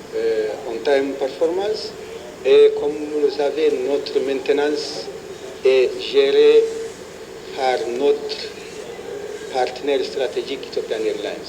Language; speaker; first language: French; non-native, fluent; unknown